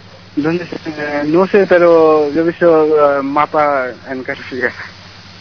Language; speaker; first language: Spanish; non-native, learner; Bangla